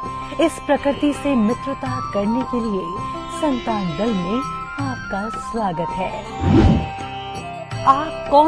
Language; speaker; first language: Hindi; native; Hindi